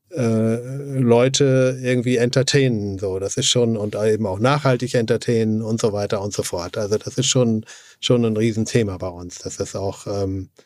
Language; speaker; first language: German; native; German